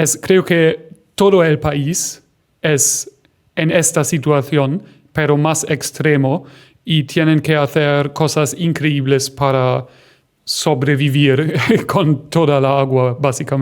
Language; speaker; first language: Spanish; non-native, fluent; German